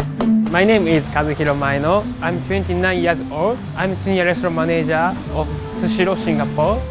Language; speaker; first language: English; non-native, learner; Japanese